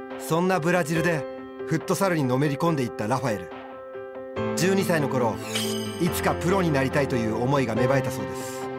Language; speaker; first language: Japanese; native; Japanese